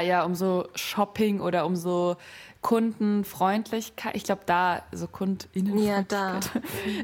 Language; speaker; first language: German; native; German